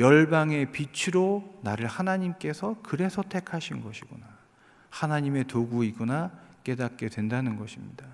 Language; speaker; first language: Korean; native; Korean